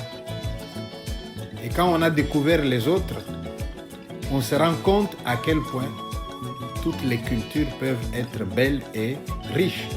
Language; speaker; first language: French; non-native, local second language; Luba-Lulua